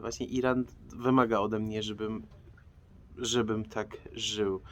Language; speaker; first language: Polish; non-native, fluent; Persian